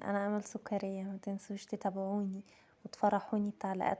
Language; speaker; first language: Arabic; native; Arabic